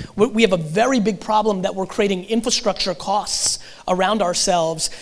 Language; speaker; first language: English; early bilingual, other home language; Russian